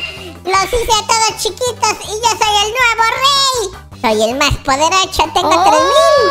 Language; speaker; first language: Spanish; native; Spanish